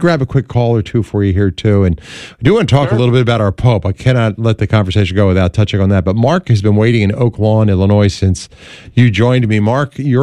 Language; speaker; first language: English; native; English